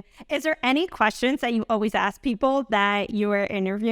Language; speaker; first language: English; native; English